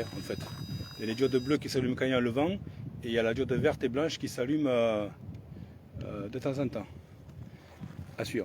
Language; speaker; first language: French; native; French